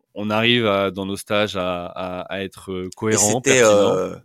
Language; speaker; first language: French; native; French